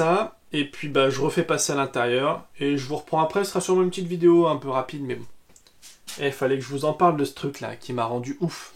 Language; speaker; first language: French; native; French